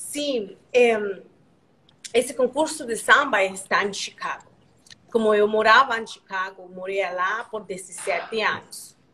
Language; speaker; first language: Portuguese; non-native, learner; Spanish